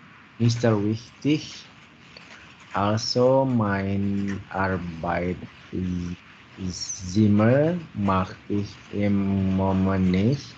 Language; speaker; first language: German; non-native, learner; Indonesian